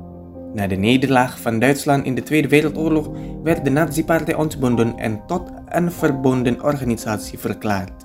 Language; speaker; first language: Dutch; non-native, fluent; Indonesian